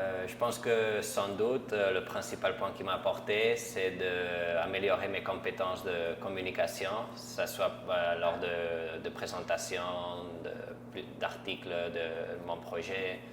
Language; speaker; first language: French; non-native, fluent; Catalan